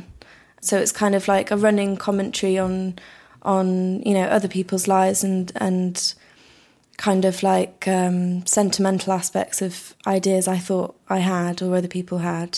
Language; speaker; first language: English; native; English